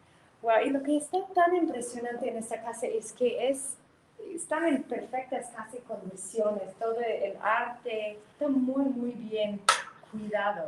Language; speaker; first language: Spanish; non-native, fluent; English